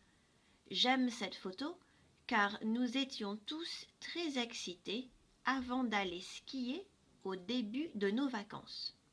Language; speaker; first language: French; non-native, fluent; English